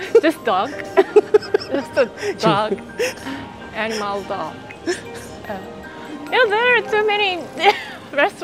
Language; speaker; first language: English; non-native, learner; Japanese